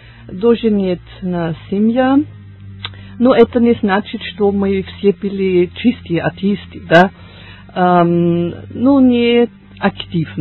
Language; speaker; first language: Russian; non-native, learner; German